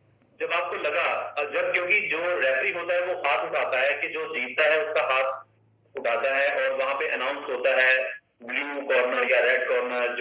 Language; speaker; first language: Hindi; native; Hindi